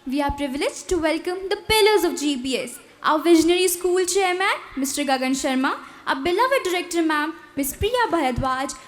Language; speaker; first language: English; non-native, local second language; Hindi